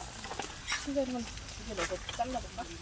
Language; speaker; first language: Korean; native; Korean